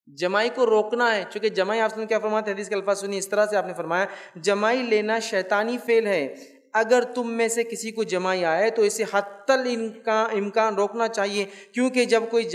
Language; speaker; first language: Urdu; native; Urdu